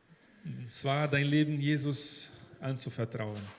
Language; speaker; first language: German; non-native, fluent; Portuguese